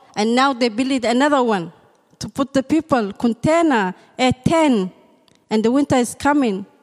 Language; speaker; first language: English; non-native, fluent; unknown